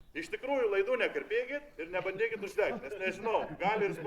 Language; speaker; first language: Lithuanian; native; Lithuanian